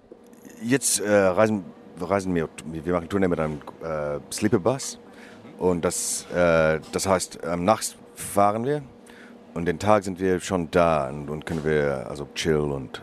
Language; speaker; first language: German; non-native, learner; English